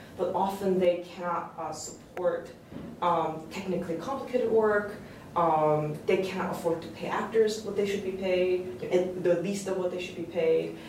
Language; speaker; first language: English; early bilingual, other home language; Korean